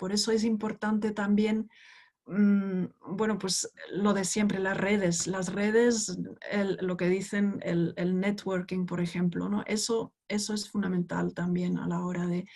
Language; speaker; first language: Spanish; non-native, fluent; Dutch